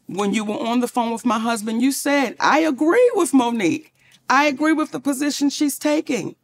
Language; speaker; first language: English; native; English